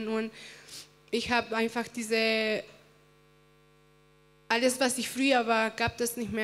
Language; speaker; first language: German; non-native, fluent; Spanish